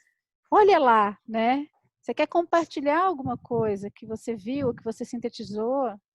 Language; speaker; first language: Portuguese; native; Portuguese